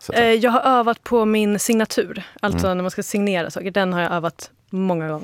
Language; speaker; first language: Swedish; native; Swedish